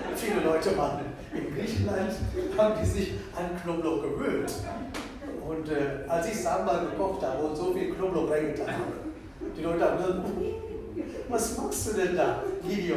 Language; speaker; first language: German; non-native, fluent; Tamil